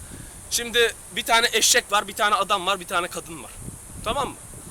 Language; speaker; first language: Turkish; native; Turkish